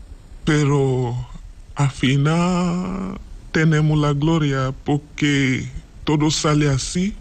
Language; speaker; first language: Spanish; non-native, learner; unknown